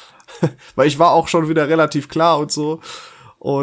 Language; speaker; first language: German; native; German